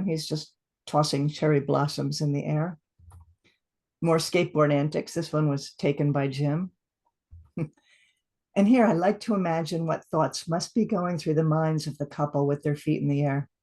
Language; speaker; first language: English; native; English